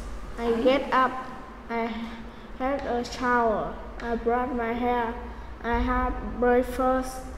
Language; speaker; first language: English; non-native, learner; Vietnamese